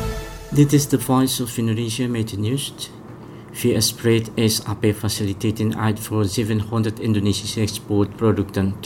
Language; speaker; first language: Dutch; non-native, fluent; Indonesian